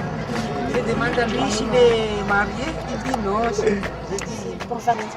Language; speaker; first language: French; non-native, local second language; Malagasy